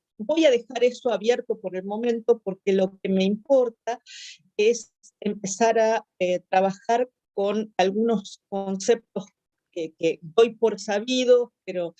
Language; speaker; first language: Spanish; native; Spanish